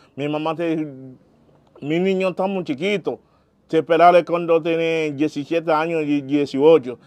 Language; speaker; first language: Spanish; non-native, learner; Haitian Creole